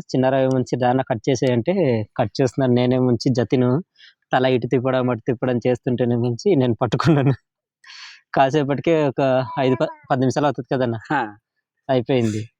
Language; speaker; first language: Telugu; non-native, local second language; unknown